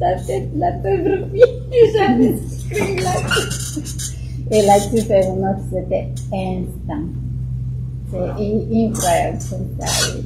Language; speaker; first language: French; non-native, fluent; Romanian